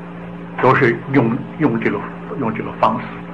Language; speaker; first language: Chinese; native; Chinese